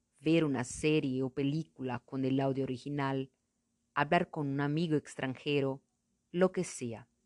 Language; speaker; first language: Spanish; non-native, fluent; Portuguese